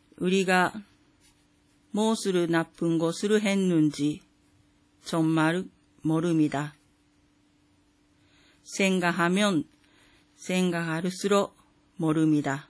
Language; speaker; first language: Korean; non-native, fluent; Japanese